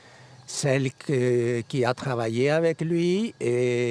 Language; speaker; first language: French; non-native, fluent; Spanish